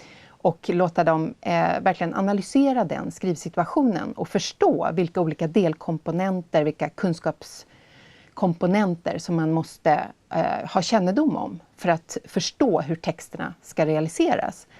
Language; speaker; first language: Swedish; native; Swedish